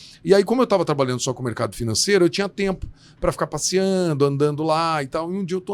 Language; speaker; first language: Portuguese; native; Portuguese